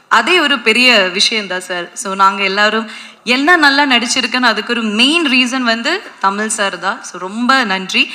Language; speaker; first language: Tamil; non-native, fluent; Malayalam